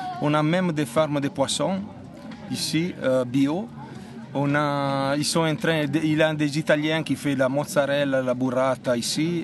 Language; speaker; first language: French; non-native, fluent; Italian